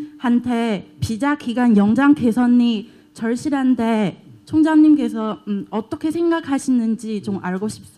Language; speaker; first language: Korean; non-native, learner; Chinese